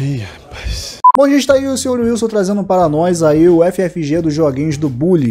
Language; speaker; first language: Portuguese; native; Portuguese